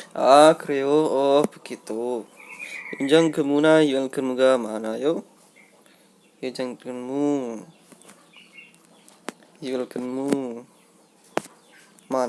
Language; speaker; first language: Korean; non-native, learner; Indonesian